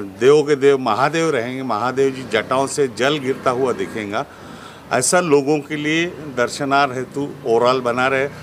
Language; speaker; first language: Hindi; non-native, local second language; Sindhi